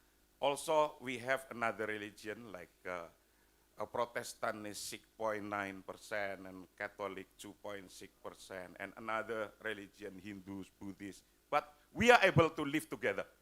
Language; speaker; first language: English; non-native, fluent; Indonesian